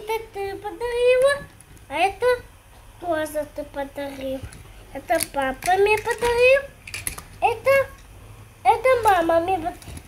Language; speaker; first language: Russian; early bilingual, heritage; Russian